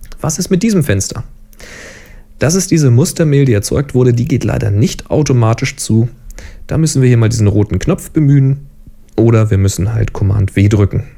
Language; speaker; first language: German; native; German